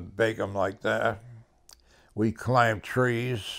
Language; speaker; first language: English; native; English